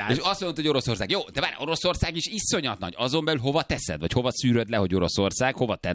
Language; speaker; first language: Hungarian; native; Hungarian